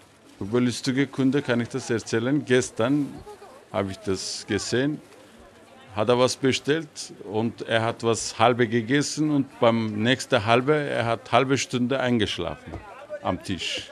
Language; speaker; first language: German; non-native, learner; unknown